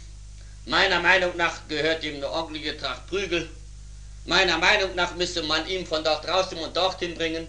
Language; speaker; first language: German; native; German